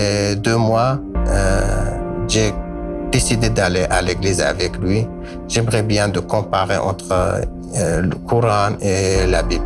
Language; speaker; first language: French; non-native, learner; Kurdish